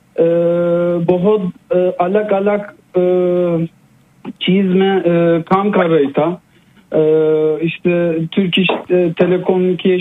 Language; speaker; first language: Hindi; non-native, learner; Turkish